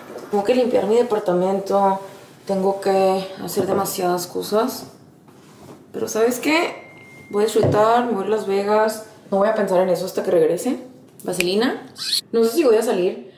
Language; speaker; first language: Spanish; early bilingual, heritage; Spanish